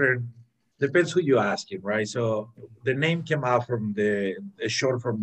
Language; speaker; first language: English; non-native, fluent; Spanish